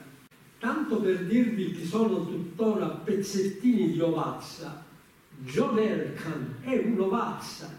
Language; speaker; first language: Italian; native; Italian